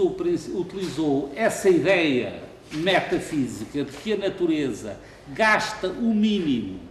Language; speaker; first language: Portuguese; native; Portuguese